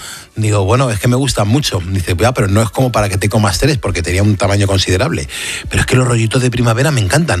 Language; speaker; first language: Spanish; native; Spanish